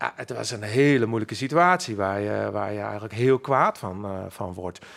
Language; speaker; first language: Dutch; non-native, local second language; Western Frisian